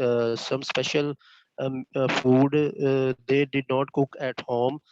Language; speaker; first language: English; non-native, learner; Bangla